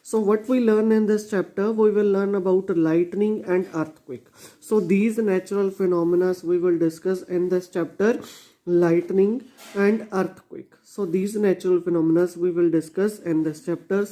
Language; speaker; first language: English; non-native, local second language; Punjabi